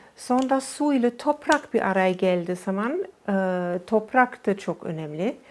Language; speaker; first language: Turkish; non-native, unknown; German